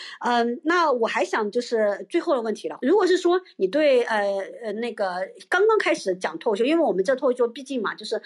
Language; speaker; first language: Chinese; native; Chinese